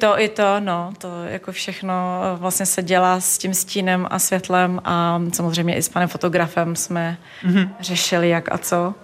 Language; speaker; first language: Czech; native; Czech